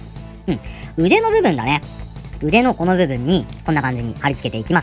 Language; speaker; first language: Japanese; native; Japanese